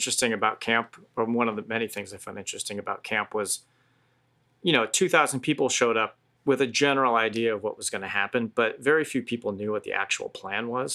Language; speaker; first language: English; native; English